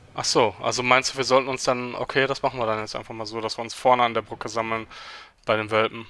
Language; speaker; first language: German; native; German